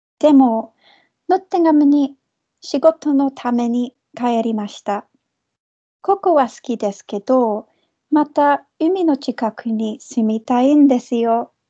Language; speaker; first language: Japanese; non-native, fluent; English